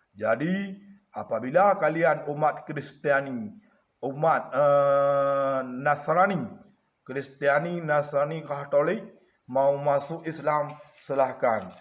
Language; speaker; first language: Malay; non-native, local second language; Achinese